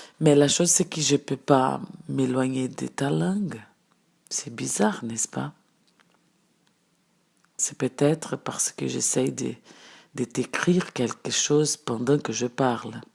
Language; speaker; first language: French; non-native, fluent; Portuguese